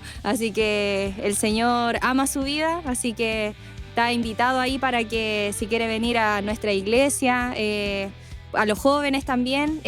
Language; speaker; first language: Spanish; native; Spanish